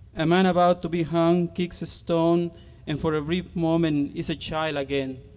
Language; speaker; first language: English; non-native, fluent; Spanish